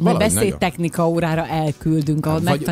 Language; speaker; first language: Hungarian; native; Hungarian